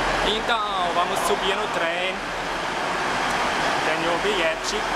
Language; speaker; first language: Portuguese; non-native, fluent; German